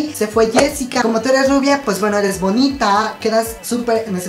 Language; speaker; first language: Spanish; native; Spanish